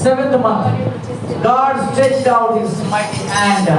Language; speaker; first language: English; non-native, local second language; Telugu